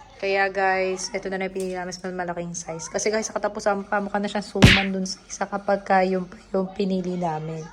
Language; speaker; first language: Filipino; native; Filipino